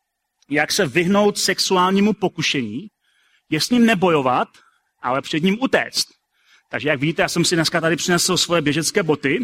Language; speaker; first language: Czech; native; Czech